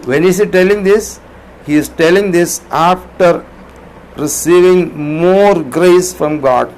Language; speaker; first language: English; non-native, local second language; Malayalam